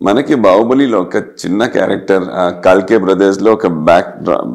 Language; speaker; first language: Telugu; non-native, fluent; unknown